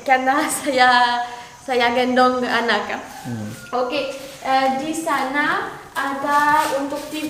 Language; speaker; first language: Indonesian; non-native, learner; French